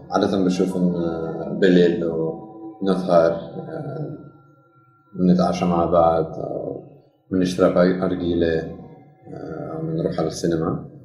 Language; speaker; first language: Arabic; non-native, learner; Dutch